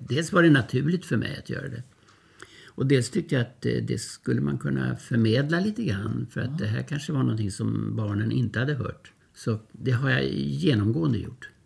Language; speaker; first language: Swedish; early bilingual, other home language; German